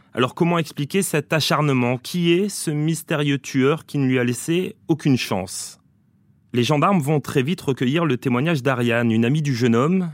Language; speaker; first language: French; native; French